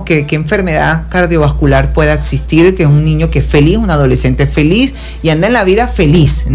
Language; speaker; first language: Spanish; native; Spanish